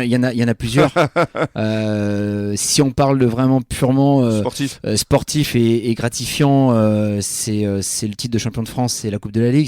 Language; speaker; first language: French; native; French